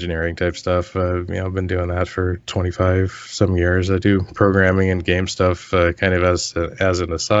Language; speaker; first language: English; native; English